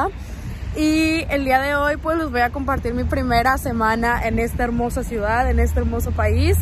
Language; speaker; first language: Spanish; early bilingual, heritage; Spanish